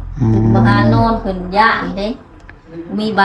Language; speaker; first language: Thai; non-native, local second language; Lao